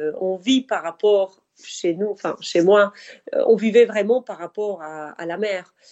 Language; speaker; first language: French; non-native, fluent; Spanish